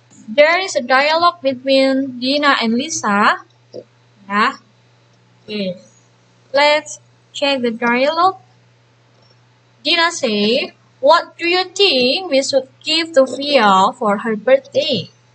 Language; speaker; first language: English; non-native, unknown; Indonesian